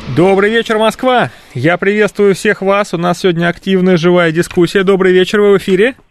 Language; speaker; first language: Russian; native; Russian